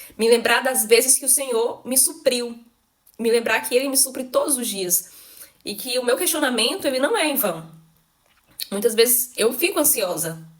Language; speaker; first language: Portuguese; native; Portuguese